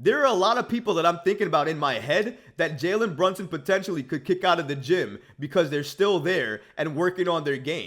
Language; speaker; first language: English; native; English